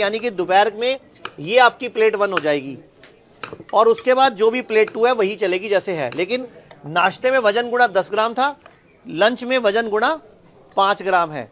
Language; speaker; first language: Hindi; native; Hindi